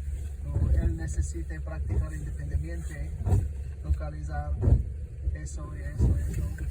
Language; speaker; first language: Spanish; non-native, learner; English